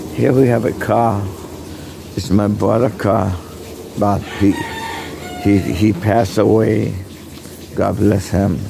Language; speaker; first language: English; non-native, local second language; Spanish